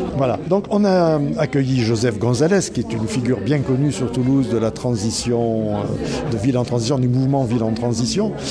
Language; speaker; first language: French; native; French